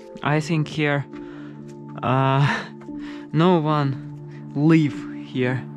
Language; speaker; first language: English; non-native, learner; Russian